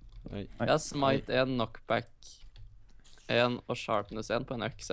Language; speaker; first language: Norwegian; native; Norwegian